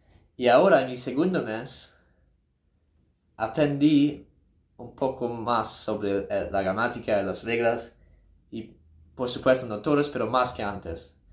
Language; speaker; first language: Spanish; non-native, learner; English